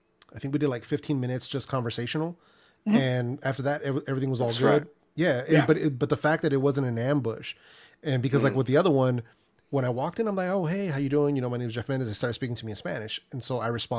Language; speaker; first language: English; early bilingual, other home language; Spanish